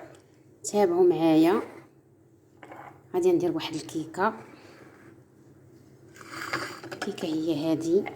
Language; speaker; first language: Arabic; native; Arabic